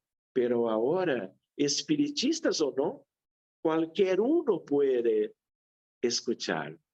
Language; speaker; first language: Spanish; non-native, fluent; Portuguese